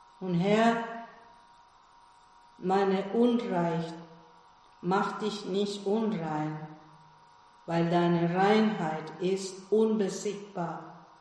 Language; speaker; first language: German; non-native, fluent; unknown